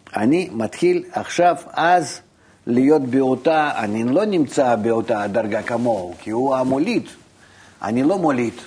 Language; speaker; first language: Hebrew; non-native, fluent; Russian